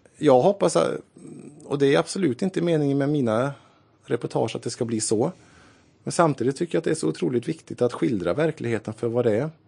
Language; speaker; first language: Swedish; native; Swedish